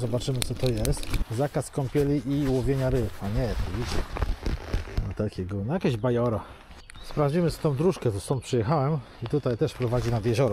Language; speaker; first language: Polish; native; Polish